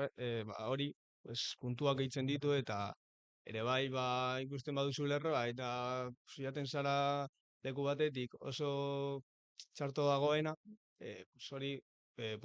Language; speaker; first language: Basque; non-native, local second language; Spanish